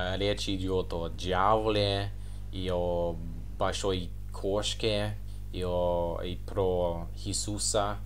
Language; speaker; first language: Russian; non-native, fluent; English